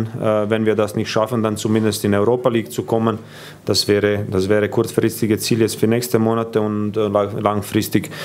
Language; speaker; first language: German; non-native, fluent; Croatian